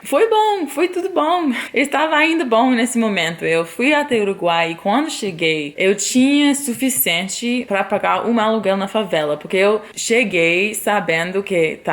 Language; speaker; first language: Portuguese; non-native, fluent; English